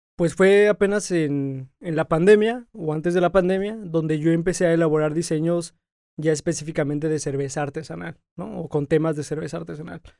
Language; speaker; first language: Spanish; native; Spanish